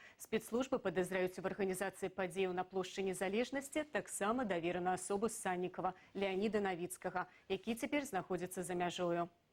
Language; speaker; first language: Belarusian; native; Belarusian